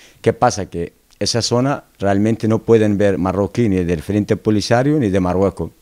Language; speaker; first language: Spanish; non-native, local second language; Arabic